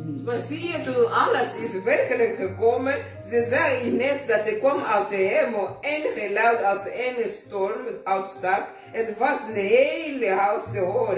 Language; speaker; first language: Dutch; non-native, learner; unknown